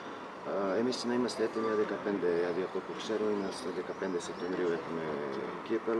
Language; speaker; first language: Greek; non-native, fluent; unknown